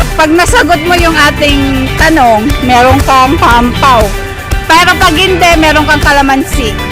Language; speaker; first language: Filipino; native; Filipino